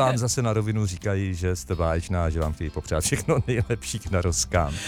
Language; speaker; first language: Czech; native; Czech